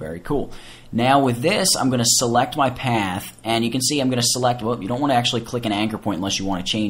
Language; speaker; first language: English; native; English